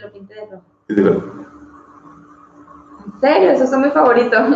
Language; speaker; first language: Spanish; native; Spanish